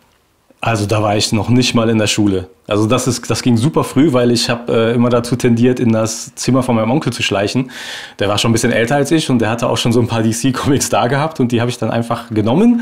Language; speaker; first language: German; native; German